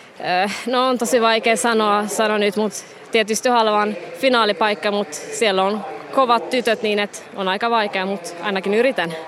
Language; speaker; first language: Finnish; non-native, fluent; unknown